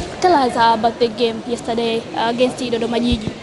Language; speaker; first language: English; non-native, local second language; Swahili